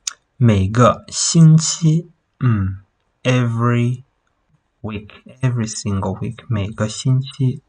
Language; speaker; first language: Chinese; non-native, fluent; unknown